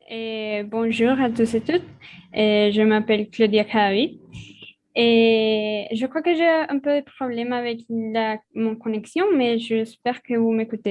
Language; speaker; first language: French; non-native, learner; Spanish